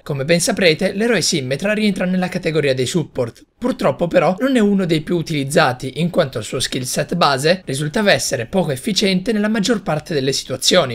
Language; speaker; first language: Italian; native; Italian